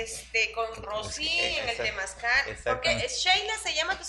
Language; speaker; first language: Spanish; native; Spanish